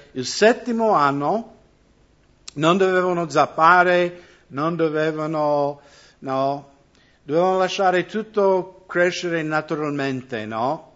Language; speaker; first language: Italian; non-native, fluent; English